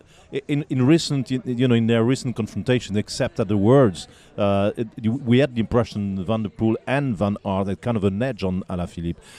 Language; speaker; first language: English; non-native, fluent; French